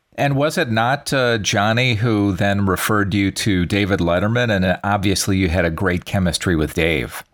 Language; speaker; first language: English; native; English